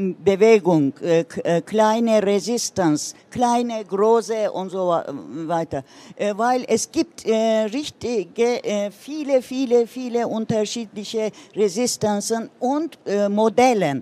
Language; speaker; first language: German; non-native, learner; Turkish